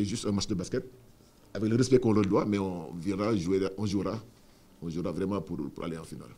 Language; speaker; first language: French; non-native, local second language; Wolof